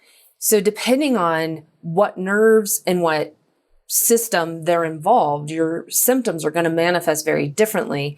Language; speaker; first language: English; native; English